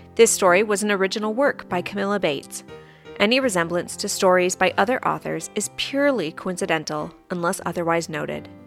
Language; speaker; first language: English; native; English